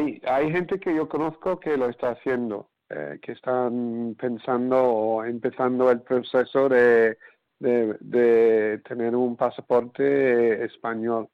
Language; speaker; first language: Spanish; non-native, fluent; English